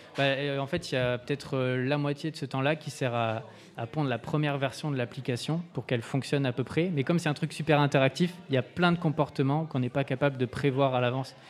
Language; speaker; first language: French; native; French